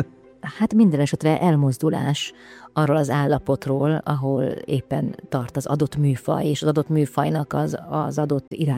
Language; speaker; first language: Hungarian; native; Hungarian